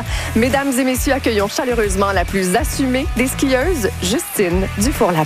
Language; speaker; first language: French; native; French